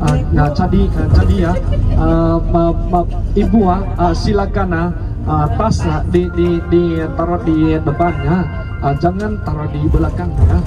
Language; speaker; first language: Indonesian; non-native, learner; Vietnamese